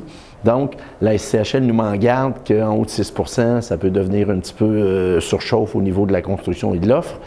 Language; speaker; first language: French; native; French